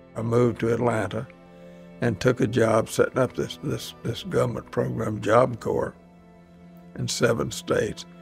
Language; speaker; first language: English; native; English